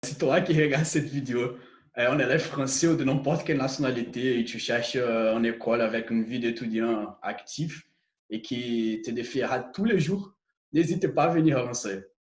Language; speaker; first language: French; non-native, fluent; Portuguese